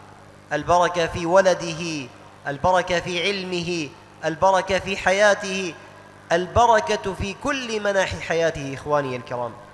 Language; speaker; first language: Arabic; native; Arabic